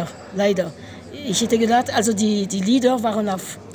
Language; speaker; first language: German; non-native, learner; French